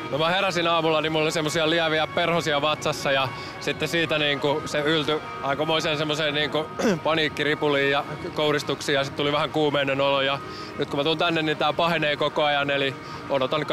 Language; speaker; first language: Finnish; native; Finnish